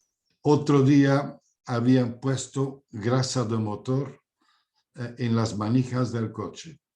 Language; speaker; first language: Spanish; non-native, fluent; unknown